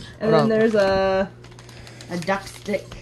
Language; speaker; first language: English; native; English